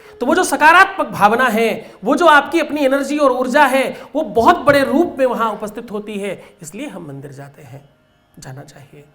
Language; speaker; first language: Hindi; native; Hindi